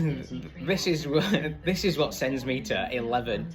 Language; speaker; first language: English; native; English